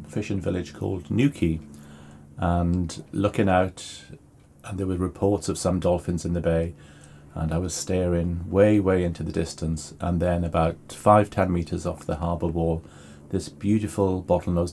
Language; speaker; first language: English; native; English